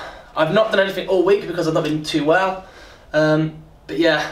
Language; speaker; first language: English; native; English